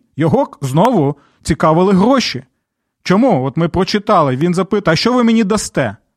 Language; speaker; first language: Ukrainian; native; Ukrainian